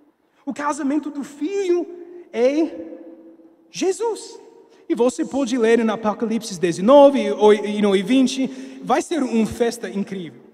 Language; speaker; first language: Portuguese; non-native, fluent; English